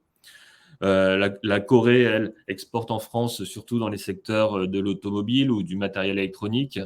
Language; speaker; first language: French; native; French